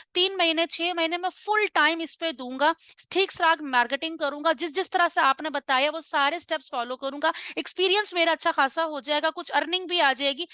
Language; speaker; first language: Urdu; non-native, local second language; Punjabi